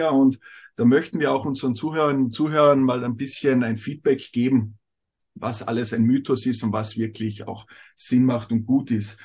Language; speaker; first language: German; native; German